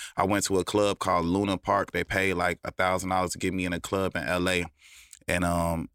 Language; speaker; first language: English; native; English